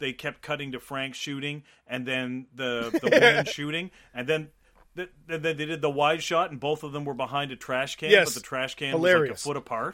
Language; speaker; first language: English; native; English